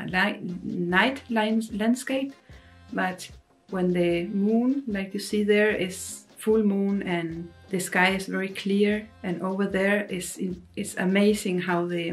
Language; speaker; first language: English; non-native, fluent; Spanish